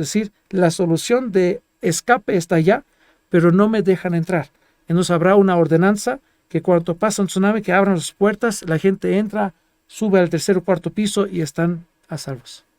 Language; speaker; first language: Spanish; non-native, fluent; Greek